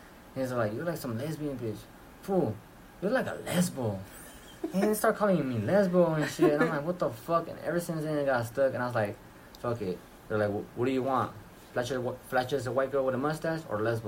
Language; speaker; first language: English; early bilingual, other home language; Spanish